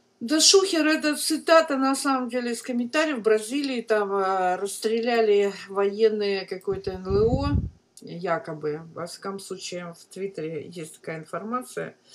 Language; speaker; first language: Russian; native; Russian